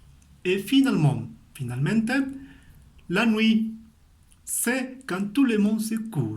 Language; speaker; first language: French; non-native, fluent; Spanish